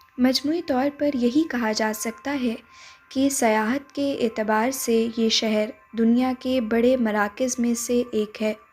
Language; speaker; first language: Urdu; native; Urdu